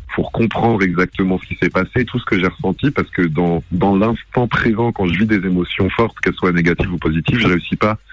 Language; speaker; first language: French; early bilingual, other home language; Arabic